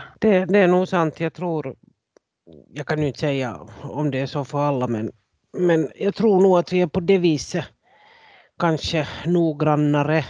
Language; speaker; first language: Swedish; native; Swedish